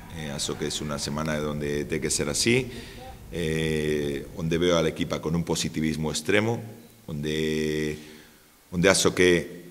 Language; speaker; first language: Spanish; native; Spanish